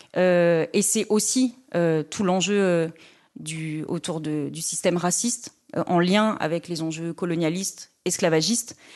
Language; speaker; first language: French; native; French